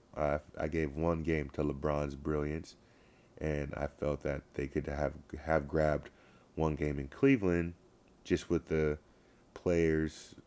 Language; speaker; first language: English; native; English